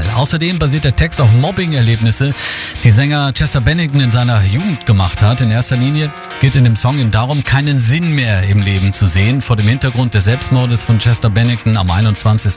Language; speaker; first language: German; native; German